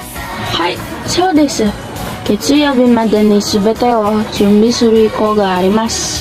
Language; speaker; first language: Japanese; non-native, learner; Indonesian